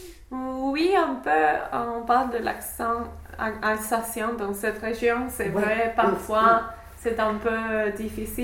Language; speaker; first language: French; non-native, fluent; English